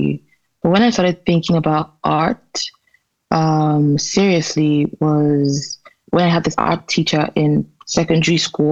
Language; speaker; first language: English; non-native, local second language; Igbo